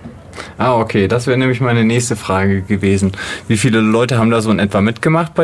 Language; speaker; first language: German; native; German